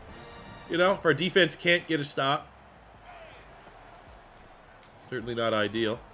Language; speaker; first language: English; native; English